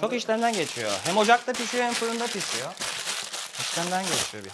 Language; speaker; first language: Turkish; native; Turkish